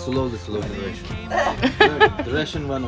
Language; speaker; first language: English; non-native, learner; Turkish